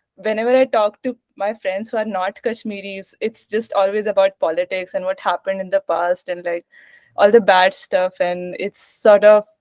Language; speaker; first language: English; non-native, local second language; Hindi